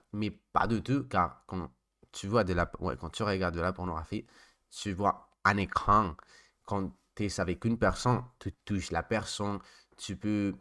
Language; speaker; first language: French; non-native, learner; Spanish